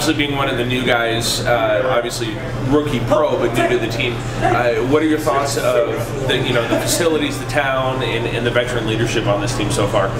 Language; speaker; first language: English; native; English